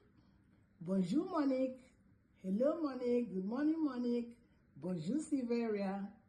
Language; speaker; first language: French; non-native, fluent; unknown